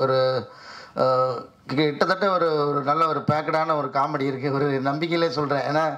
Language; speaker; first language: Tamil; native; Tamil